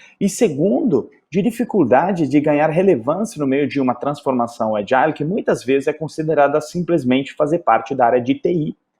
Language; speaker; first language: Portuguese; non-native, fluent; Italian